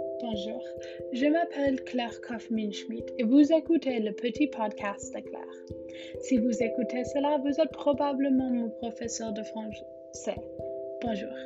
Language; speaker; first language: French; non-native, learner; English